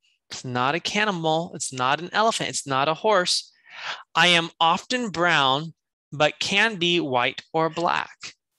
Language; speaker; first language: English; native; English